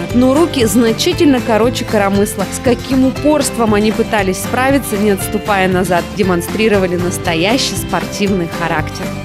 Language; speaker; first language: Russian; native; Russian